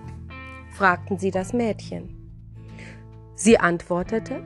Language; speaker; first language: German; native; German